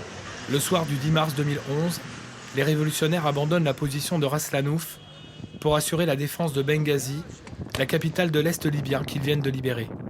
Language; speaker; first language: French; native; French